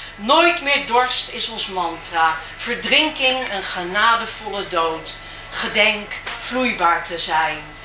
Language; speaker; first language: Dutch; native; Dutch